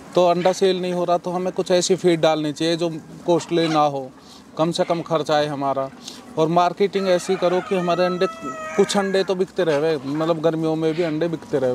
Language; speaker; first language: Hindi; native; Hindi